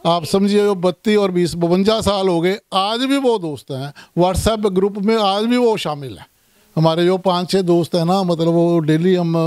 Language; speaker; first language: Hindi; non-native, local second language; Punjabi